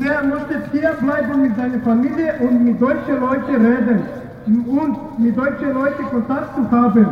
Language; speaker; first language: German; non-native, learner; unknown